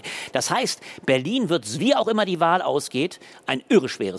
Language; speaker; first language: German; native; German